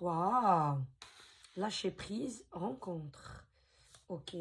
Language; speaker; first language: French; native; French